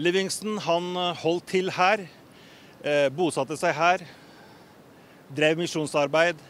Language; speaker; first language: Norwegian; native; Norwegian